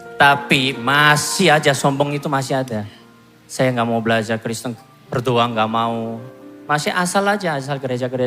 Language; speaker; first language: Indonesian; non-native, fluent; Korean